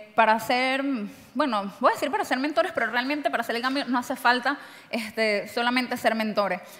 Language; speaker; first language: Spanish; native; Spanish